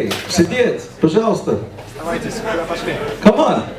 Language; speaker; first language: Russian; non-native, learner; English